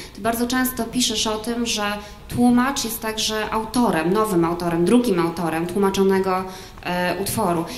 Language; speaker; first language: Polish; native; Polish